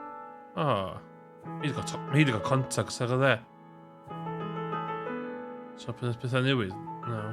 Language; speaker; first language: Welsh; native; Welsh